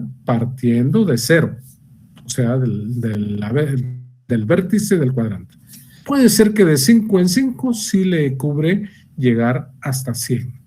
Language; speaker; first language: Spanish; native; Spanish